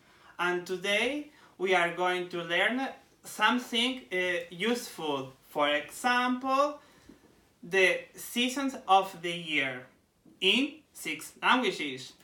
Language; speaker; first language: English; non-native, fluent; Portuguese